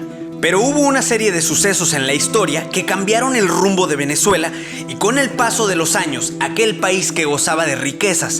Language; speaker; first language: Spanish; native; Spanish